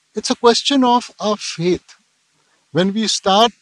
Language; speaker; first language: English; non-native, local second language; Punjabi